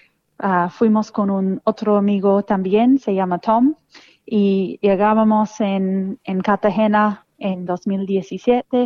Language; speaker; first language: Spanish; non-native, fluent; English